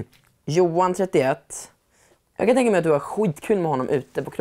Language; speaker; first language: Swedish; native; Swedish